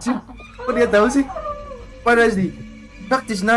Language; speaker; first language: Russian; non-native, learner; Indonesian